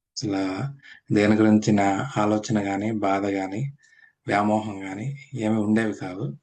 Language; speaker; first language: Telugu; native; Telugu